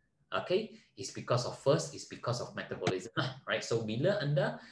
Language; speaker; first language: English; non-native, local second language; Malay